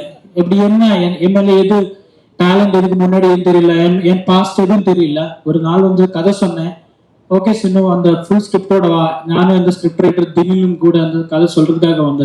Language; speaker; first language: Tamil; non-native, learner; Malayalam